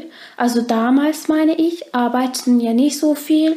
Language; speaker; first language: German; non-native, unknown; Turkish